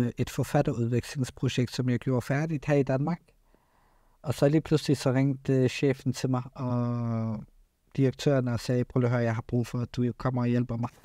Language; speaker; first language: Danish; early bilingual, other home language; Arabic